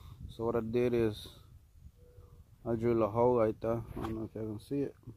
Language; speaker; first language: English; early bilingual, other home language; Spanish